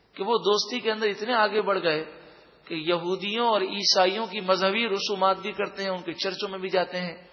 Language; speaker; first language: Urdu; native; Urdu